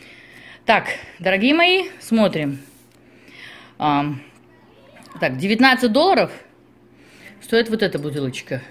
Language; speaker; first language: Russian; native; Russian